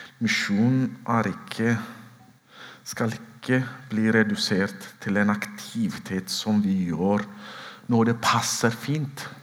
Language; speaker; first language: Norwegian; non-native, fluent; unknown